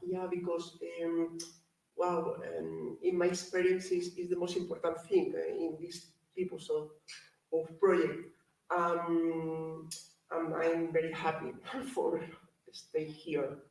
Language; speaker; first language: English; non-native, learner; Spanish